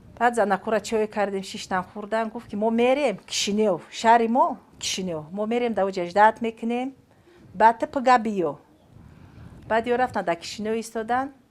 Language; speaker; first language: Tajik; non-native, fluent; Romanian